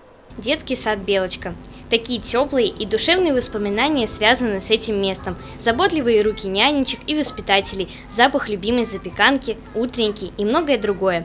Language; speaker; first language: Russian; native; Russian